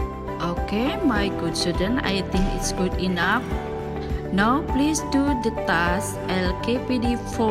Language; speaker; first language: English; non-native, learner; Indonesian